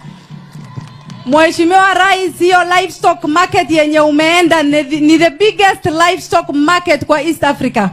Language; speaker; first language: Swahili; non-native, local second language; Somali